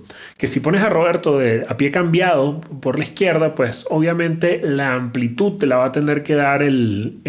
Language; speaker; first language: Spanish; native; Spanish